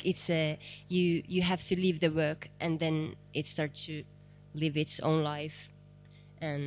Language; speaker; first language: English; non-native, fluent; Finnish